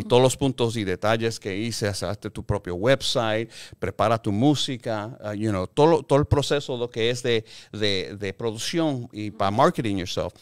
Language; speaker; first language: Spanish; early bilingual, heritage; Spanish